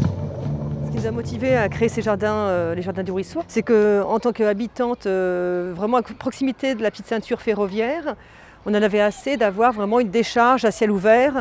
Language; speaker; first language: French; native; French